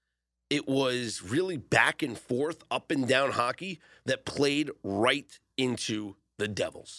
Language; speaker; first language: English; native; English